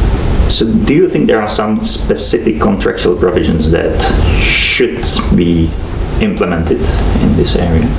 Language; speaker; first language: English; non-native, fluent; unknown